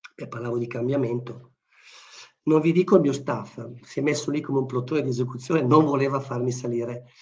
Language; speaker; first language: Italian; native; Italian